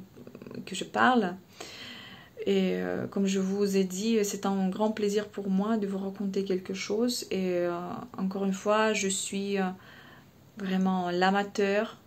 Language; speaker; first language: French; non-native, fluent; Russian